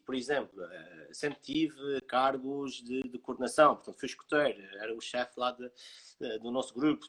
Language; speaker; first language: Portuguese; native; Portuguese